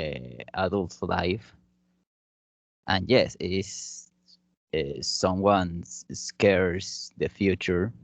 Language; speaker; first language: English; non-native, learner; Spanish